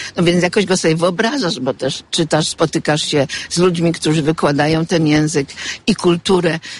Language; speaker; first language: Polish; native; Polish